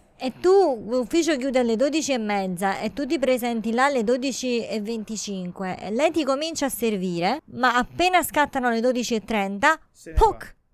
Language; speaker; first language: Italian; native; Italian